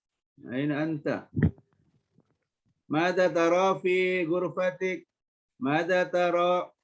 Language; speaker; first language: Arabic; non-native, fluent; Indonesian